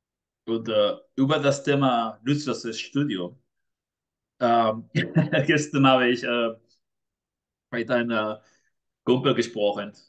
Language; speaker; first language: German; non-native, fluent; Spanish